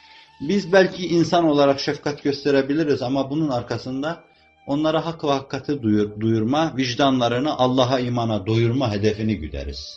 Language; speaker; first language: Turkish; native; Turkish